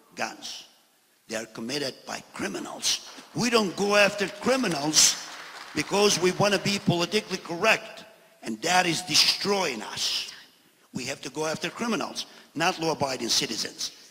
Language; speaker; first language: English; non-native, fluent; Albanian